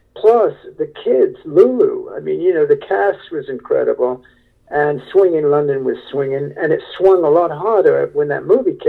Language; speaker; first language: English; native; English